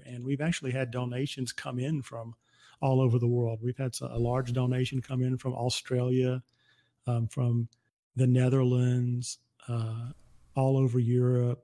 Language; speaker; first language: English; native; English